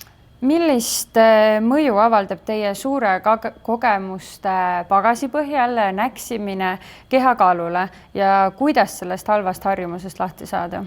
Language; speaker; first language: Estonian; native; Estonian